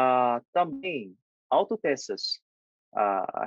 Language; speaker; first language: Portuguese; non-native, fluent; Korean